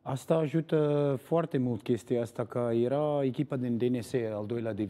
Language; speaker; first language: Romanian; non-native, learner; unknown